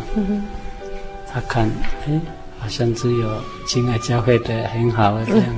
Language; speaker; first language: Chinese; non-native, local second language; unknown